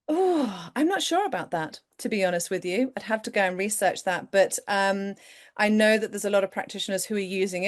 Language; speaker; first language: English; native; English